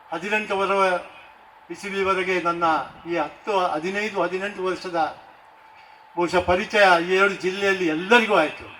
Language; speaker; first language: Kannada; non-native, local second language; Tulu